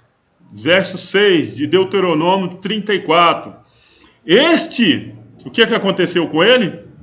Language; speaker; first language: Portuguese; native; Portuguese